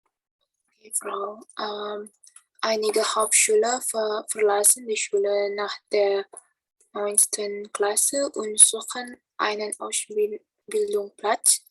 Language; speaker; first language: German; non-native, learner; Indonesian